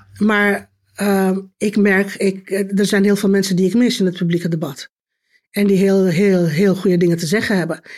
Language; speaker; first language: Dutch; non-native, fluent; Romanian